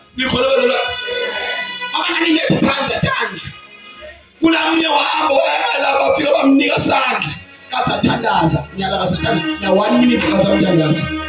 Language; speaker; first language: Zulu; non-native, local second language; Swati